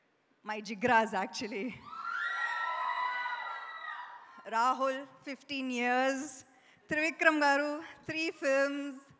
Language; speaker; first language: Telugu; non-native, local second language; Tamil